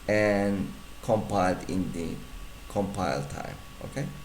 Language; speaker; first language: English; non-native, fluent; Turkish